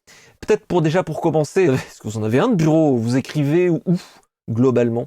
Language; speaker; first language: French; native; French